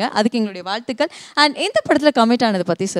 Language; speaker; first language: Tamil; native; Tamil